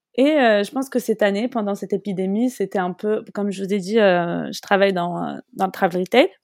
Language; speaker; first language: French; non-native, local second language; Arabic